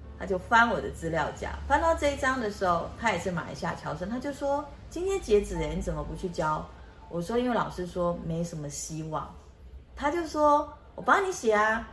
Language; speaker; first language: Chinese; native; Chinese